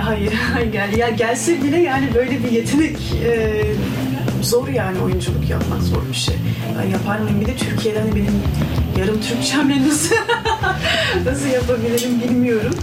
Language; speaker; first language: Turkish; early bilingual, heritage; Turkish